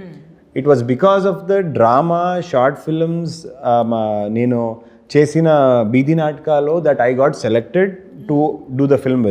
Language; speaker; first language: Telugu; non-native, learner; Kannada